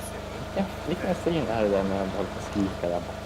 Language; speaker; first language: Swedish; native; Swedish